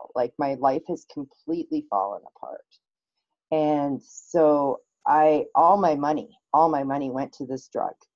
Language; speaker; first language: English; native; English